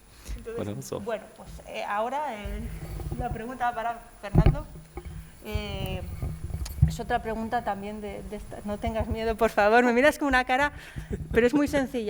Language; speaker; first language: Spanish; native; Spanish